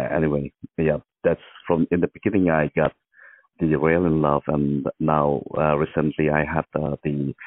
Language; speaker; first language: English; non-native, local second language; Mizo